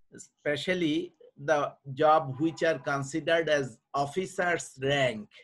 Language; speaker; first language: English; non-native, local second language; Bangla